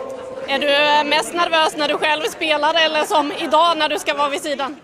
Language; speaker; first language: Swedish; native; Swedish